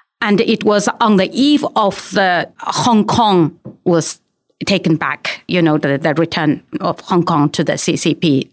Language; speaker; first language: English; non-native, fluent; Uyghur